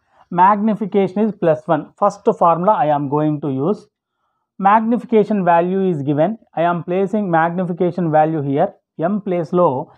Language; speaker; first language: English; non-native, local second language; Telugu